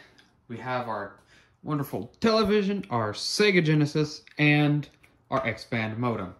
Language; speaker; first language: English; native; English